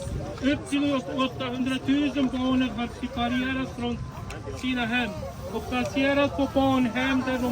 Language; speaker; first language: Swedish; non-native, fluent; Uyghur